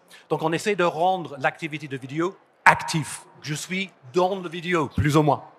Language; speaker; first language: French; non-native, fluent; English